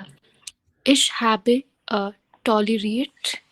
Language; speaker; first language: German; non-native, learner; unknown